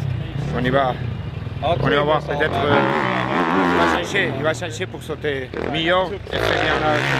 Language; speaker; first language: French; non-native, learner; Spanish